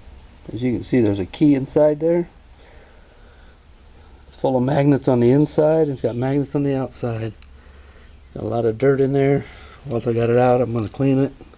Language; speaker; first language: English; native; English